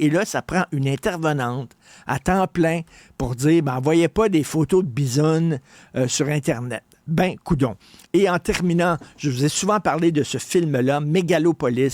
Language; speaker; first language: French; native; French